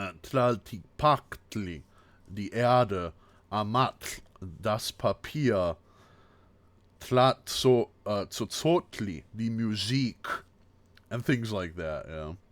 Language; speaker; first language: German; non-native, fluent; English